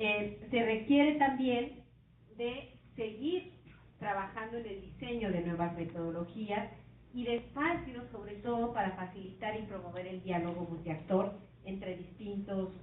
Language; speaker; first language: Spanish; native; Spanish